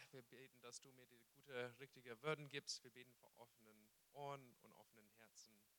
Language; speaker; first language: German; non-native, fluent; English